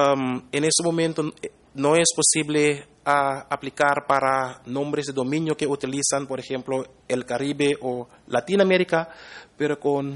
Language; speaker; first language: Spanish; non-native, fluent; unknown